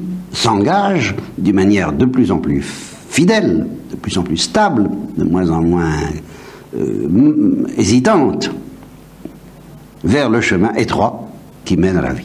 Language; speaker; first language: French; native; French